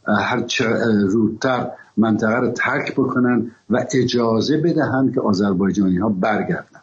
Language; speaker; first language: Persian; non-native, local second language; Azerbaijani